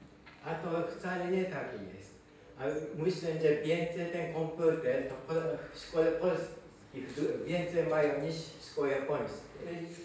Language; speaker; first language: Polish; non-native, learner; Japanese